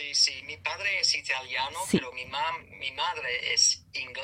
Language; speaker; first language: Spanish; non-native, learner; English